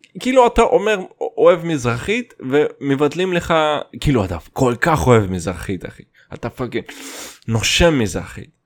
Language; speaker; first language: Hebrew; non-native, fluent; Russian